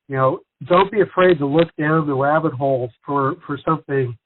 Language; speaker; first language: English; native; English